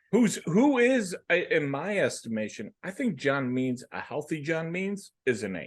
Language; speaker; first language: English; native; English